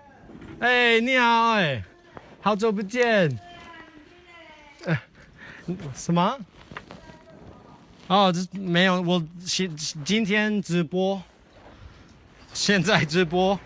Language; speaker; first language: Chinese; non-native, learner; English